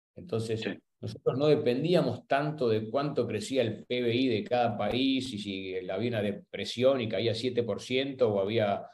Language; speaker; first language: Spanish; native; Spanish